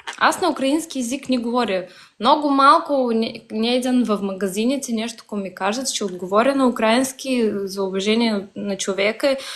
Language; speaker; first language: Bulgarian; early bilingual, heritage; Bulgarian